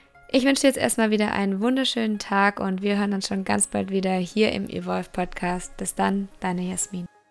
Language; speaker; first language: German; native; German